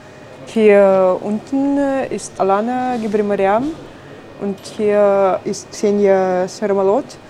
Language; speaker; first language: German; non-native, learner; Belarusian